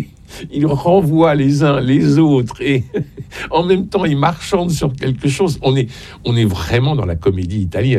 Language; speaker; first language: French; native; French